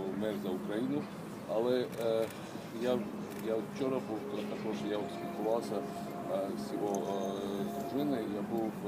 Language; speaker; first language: Ukrainian; non-native, learner; Georgian